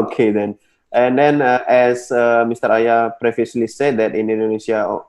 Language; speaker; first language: English; non-native, local second language; Indonesian